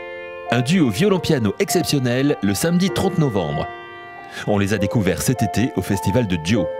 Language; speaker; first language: French; native; French